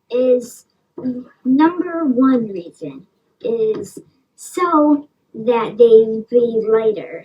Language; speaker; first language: English; native; English